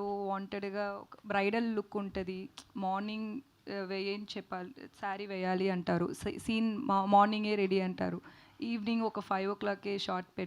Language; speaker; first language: Telugu; non-native, learner; Tamil